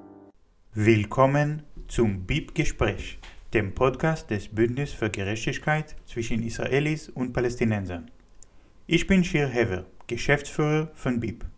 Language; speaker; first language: German; non-native, fluent; Hebrew